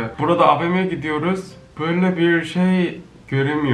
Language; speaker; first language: Turkish; non-native, learner; Korean